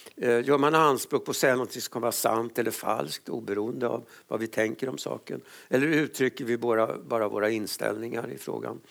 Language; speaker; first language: Swedish; native; Swedish